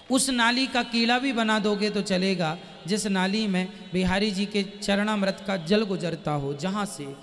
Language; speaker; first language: Hindi; native; Hindi